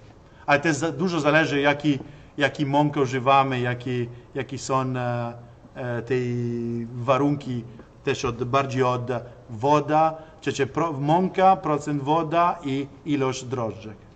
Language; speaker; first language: Polish; non-native, learner; Italian